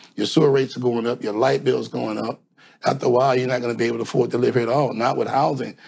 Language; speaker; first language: English; native; English